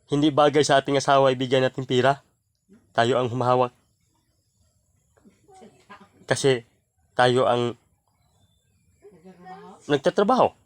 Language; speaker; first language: Filipino; non-native, local second language; Cebuano